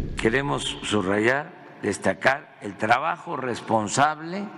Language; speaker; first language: Spanish; native; Spanish